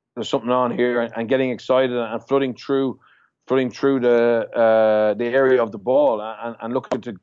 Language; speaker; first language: English; native; English